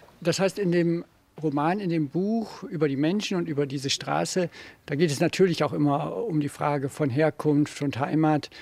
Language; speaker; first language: German; native; German